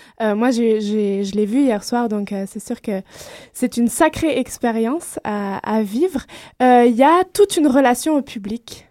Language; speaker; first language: French; native; French